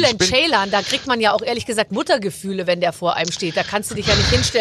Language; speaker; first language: German; native; German